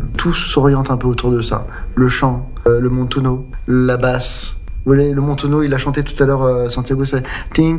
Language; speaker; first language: French; native; French